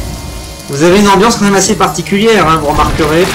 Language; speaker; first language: French; native; French